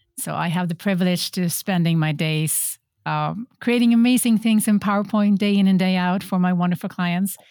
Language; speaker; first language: English; non-native, fluent; Swedish